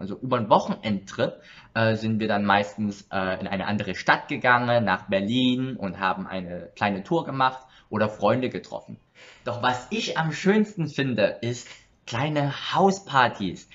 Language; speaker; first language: German; early bilingual, other home language; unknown